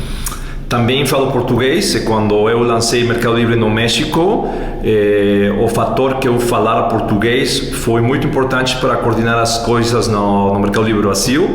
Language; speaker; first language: Portuguese; non-native, local second language; Spanish